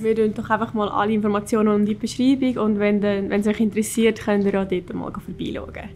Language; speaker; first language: German; native; German